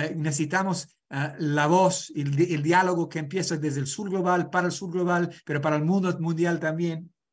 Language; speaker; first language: Spanish; non-native, fluent; English